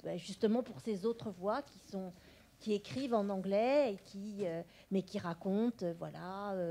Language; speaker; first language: French; non-native, local second language; Vietnamese